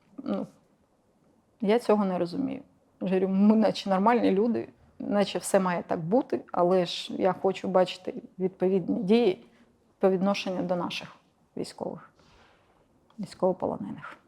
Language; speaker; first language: Ukrainian; non-native, local second language; Russian